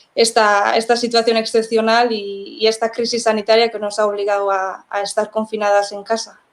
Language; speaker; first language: Spanish; non-native, local second language; Basque